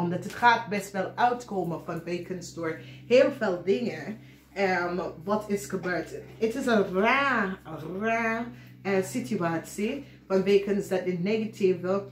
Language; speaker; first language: Dutch; non-native, learner; English